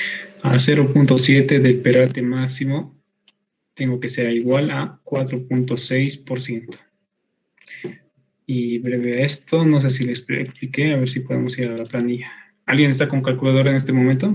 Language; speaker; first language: Spanish; native; Spanish